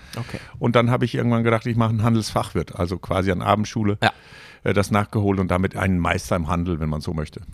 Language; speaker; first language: German; non-native, fluent; Danish